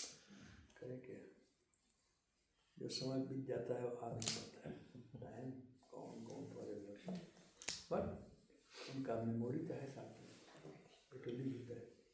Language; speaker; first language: Hindi; native; Hindi